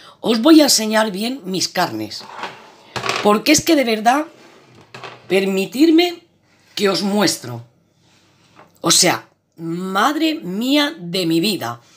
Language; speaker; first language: Spanish; native; Spanish